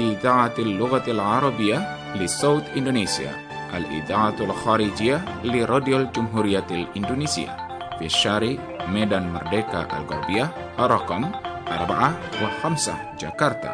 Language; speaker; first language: Arabic; non-native, fluent; Indonesian